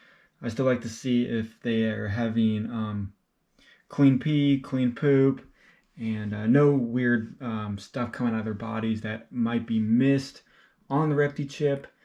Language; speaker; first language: English; native; English